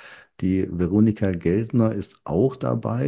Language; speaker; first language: German; native; German